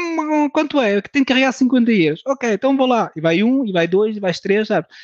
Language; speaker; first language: Portuguese; early bilingual, heritage; French